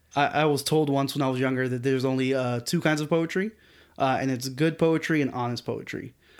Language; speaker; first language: English; early bilingual, other home language; Spanish